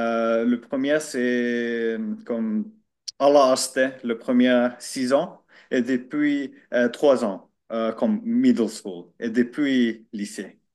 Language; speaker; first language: French; non-native, learner; Finnish